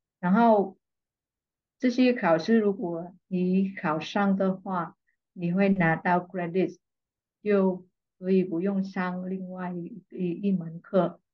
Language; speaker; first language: Chinese; non-native, fluent; Vietnamese